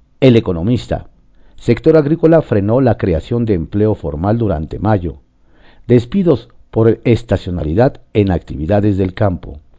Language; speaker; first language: Spanish; native; Spanish